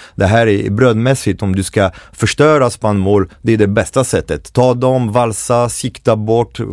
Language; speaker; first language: Swedish; non-native, fluent; French